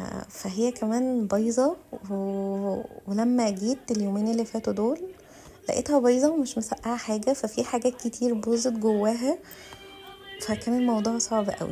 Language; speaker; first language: Arabic; native; Arabic